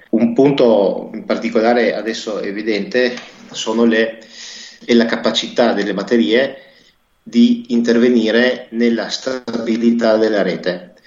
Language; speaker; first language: Italian; native; Italian